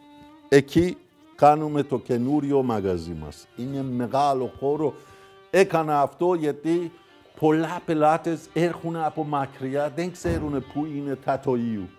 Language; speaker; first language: Greek; non-native, fluent; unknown